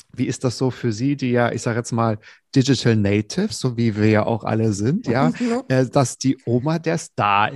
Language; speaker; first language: German; native; German